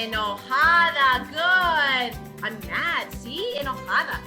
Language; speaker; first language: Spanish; non-native, fluent; English